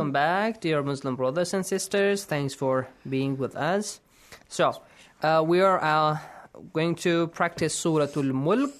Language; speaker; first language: English; non-native, fluent; Persian